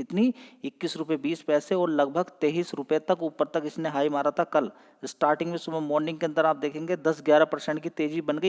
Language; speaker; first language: Hindi; native; Hindi